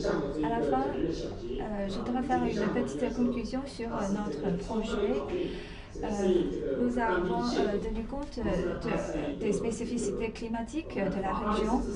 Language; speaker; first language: French; non-native, fluent; Chinese